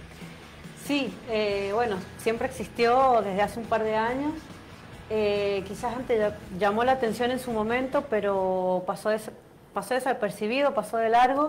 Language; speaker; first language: Spanish; native; Spanish